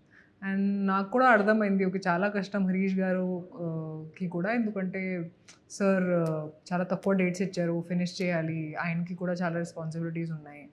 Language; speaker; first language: Telugu; non-native, local second language; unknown